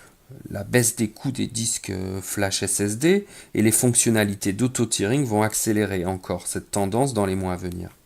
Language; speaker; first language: French; native; French